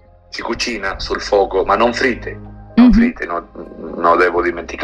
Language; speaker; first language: Italian; non-native, learner; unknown